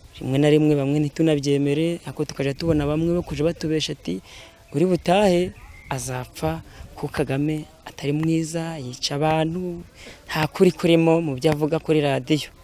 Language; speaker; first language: Kinyarwanda; early bilingual, heritage; Kinyarwanda